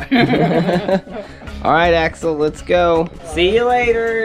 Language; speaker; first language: English; native; English